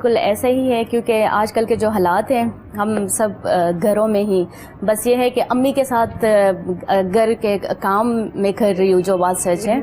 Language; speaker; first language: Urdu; non-native, local second language; Pashto